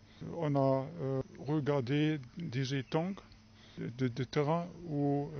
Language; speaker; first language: French; non-native, fluent; German